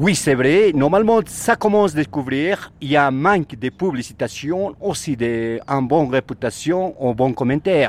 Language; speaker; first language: French; non-native, learner; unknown